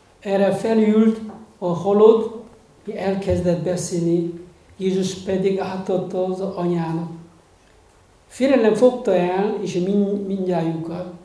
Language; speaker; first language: Hungarian; non-native, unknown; Korean